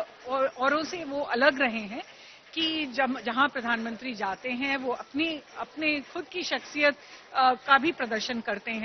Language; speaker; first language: Hindi; native; Hindi